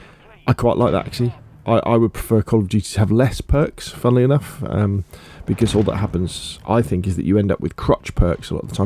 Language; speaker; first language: English; native; English